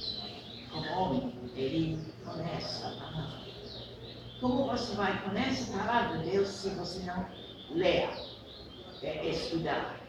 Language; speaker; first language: Portuguese; non-native, fluent; English